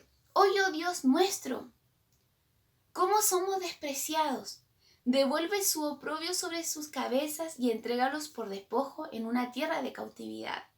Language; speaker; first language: Spanish; native; Spanish